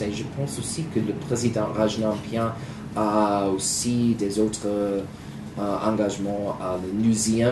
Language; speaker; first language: French; non-native, learner; English